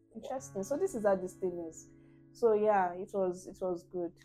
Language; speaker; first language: English; non-native, local second language; Yoruba